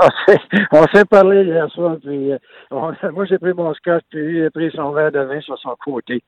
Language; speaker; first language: French; native; French